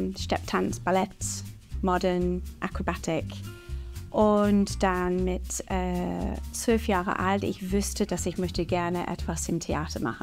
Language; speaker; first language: German; non-native, fluent; English